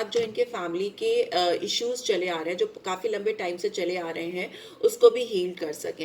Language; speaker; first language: Hindi; native; Hindi